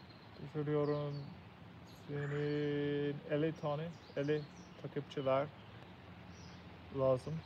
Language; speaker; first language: Turkish; non-native, learner; English